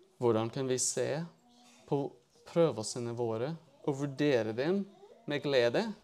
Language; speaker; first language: Norwegian; non-native, fluent; English